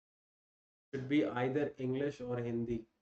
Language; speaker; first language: English; non-native, local second language; Hindi